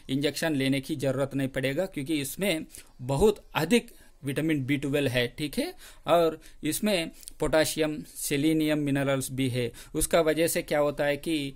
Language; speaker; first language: Hindi; non-native, local second language; Telugu